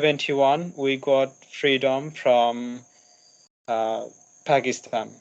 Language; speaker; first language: English; non-native, learner; Bangla